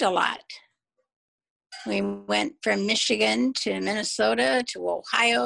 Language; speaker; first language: English; native; English